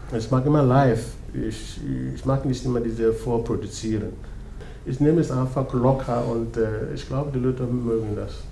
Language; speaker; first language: German; non-native, fluent; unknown